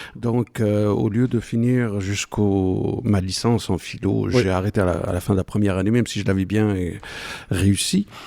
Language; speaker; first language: French; non-native, local second language; Arabic